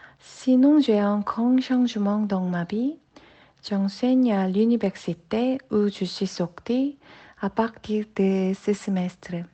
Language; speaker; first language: French; non-native, fluent; Korean